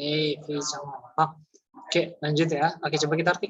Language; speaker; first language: Indonesian; native; Indonesian